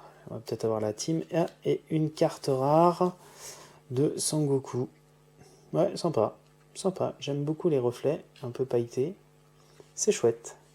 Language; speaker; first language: French; native; French